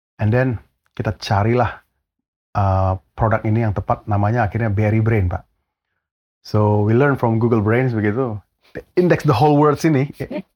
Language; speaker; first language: Indonesian; native; Indonesian